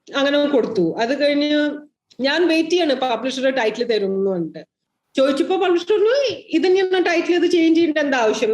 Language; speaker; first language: Malayalam; early bilingual, heritage; Malayalam